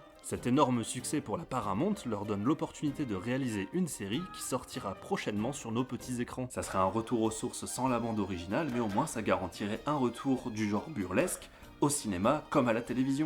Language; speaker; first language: French; native; French